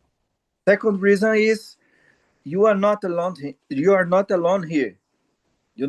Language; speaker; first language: English; non-native, learner; Portuguese